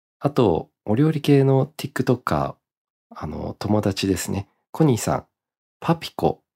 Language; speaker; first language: Japanese; early bilingual, heritage; Japanese